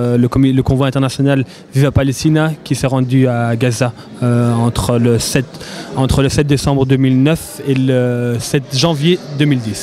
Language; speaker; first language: French; native; French